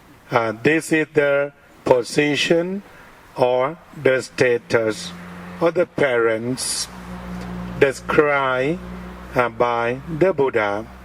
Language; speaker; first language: English; non-native, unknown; Thai